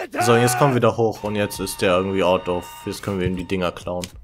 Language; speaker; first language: German; native; German